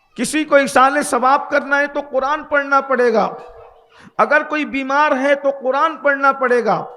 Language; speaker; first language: Urdu; native; Urdu